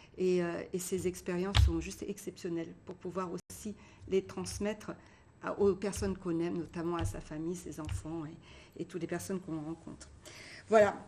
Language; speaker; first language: French; early bilingual, other home language; Portuguese